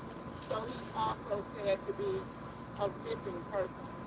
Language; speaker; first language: English; native; English